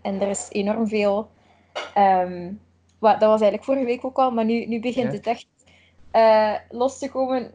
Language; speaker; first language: Dutch; native; Dutch